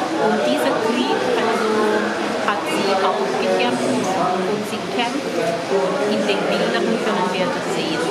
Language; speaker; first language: German; non-native, fluent; Ukrainian